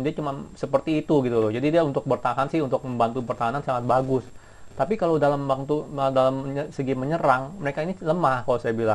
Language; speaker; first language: Indonesian; native; Indonesian